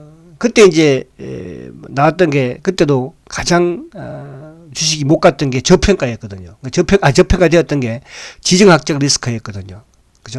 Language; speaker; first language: Korean; native; Korean